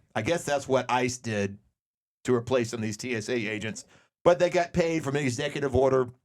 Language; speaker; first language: English; native; English